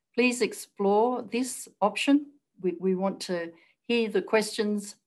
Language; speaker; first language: English; native; English